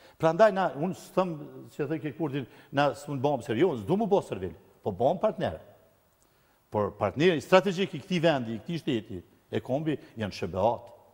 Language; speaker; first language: Albanian; native; Albanian